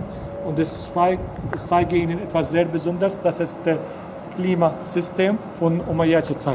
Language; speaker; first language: German; non-native, fluent; Arabic